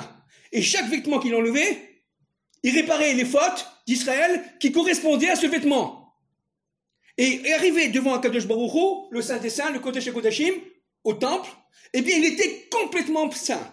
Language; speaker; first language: French; native; French